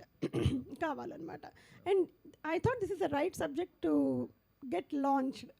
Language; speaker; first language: Telugu; native; Telugu